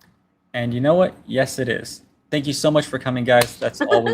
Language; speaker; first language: English; native; English